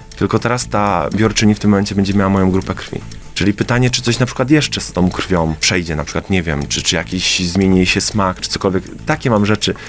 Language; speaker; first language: Polish; native; Polish